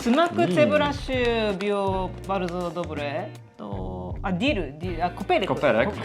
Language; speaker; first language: Polish; non-native, learner; Japanese